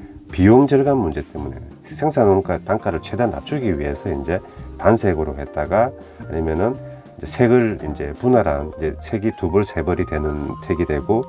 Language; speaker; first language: Korean; native; Korean